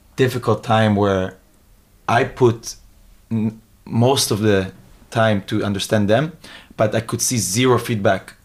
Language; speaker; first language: English; early bilingual, other home language; Hebrew